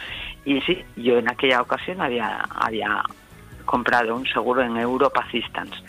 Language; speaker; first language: Spanish; native; Spanish